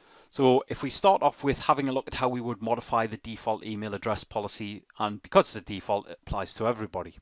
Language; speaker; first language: English; native; English